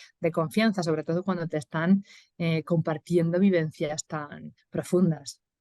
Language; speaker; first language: Spanish; native; Spanish